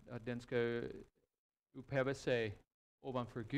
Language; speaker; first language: Swedish; non-native, fluent; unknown